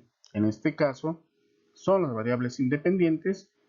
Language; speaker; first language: Spanish; native; Spanish